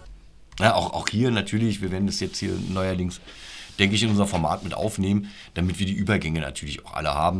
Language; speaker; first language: German; native; German